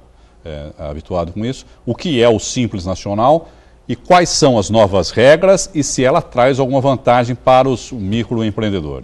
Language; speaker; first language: Portuguese; native; Portuguese